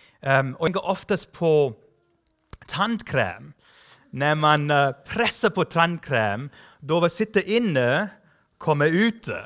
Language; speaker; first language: Swedish; non-native, fluent; English